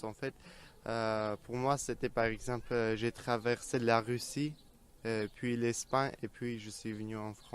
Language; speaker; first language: French; non-native, fluent; Armenian